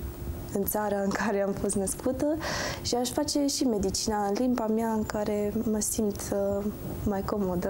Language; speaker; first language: Romanian; early bilingual, heritage; Romanian